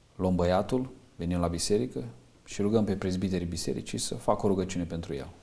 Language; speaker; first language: Romanian; native; Romanian